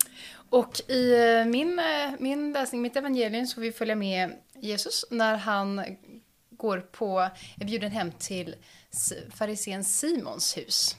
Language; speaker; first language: Swedish; native; Swedish